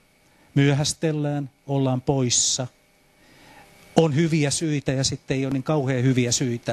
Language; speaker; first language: Finnish; native; Finnish